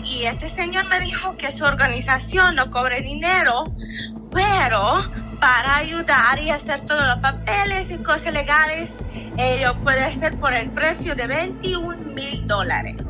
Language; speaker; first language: Spanish; non-native, fluent; Russian